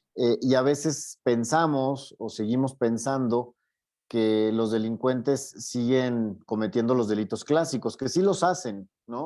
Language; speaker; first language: Spanish; native; Spanish